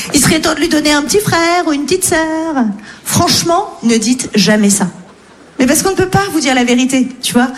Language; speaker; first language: French; native; French